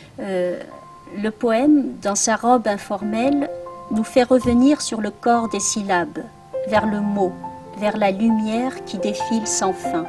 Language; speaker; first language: French; early bilingual, other home language; Arabic